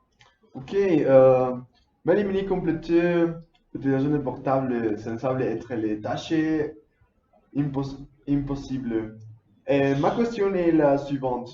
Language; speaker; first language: French; non-native, learner; Spanish